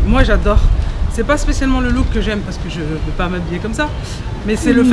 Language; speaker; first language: French; native; French